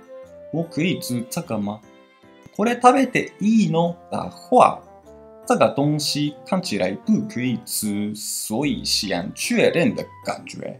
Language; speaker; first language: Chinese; non-native, fluent; Japanese